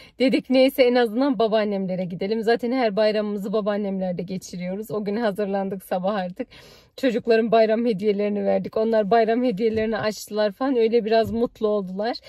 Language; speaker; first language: Turkish; early bilingual, heritage; Turkish